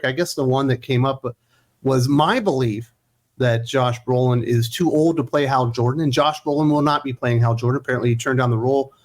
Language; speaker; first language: English; native; English